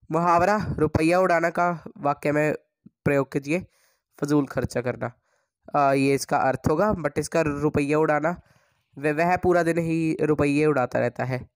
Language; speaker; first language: Hindi; non-native, local second language; Punjabi